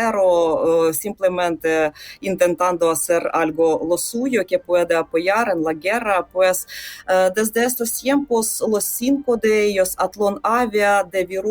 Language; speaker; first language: Spanish; non-native, fluent; Ukrainian